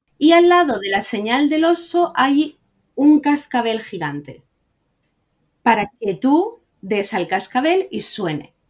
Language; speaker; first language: Spanish; native; Spanish